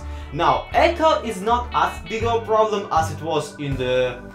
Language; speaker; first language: English; non-native, fluent; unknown